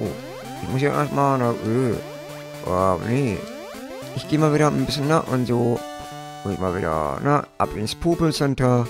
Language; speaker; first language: German; native; German